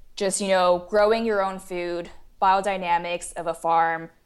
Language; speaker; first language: English; non-native, fluent; Chinese